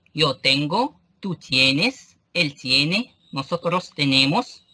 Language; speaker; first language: Spanish; non-native, fluent; Arabic